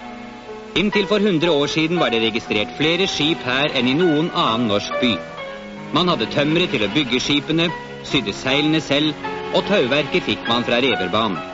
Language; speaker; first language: Norwegian; native; Norwegian